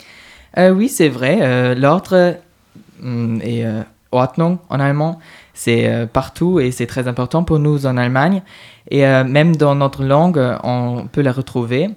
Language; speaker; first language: French; non-native, fluent; German